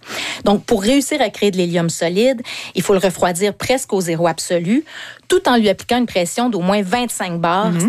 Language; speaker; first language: French; native; French